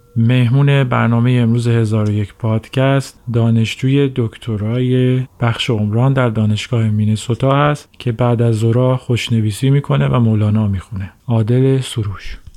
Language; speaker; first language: Persian; native; Persian